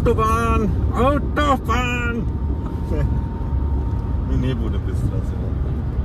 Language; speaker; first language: Russian; non-native, learner; German